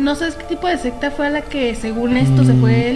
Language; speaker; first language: Spanish; native; Spanish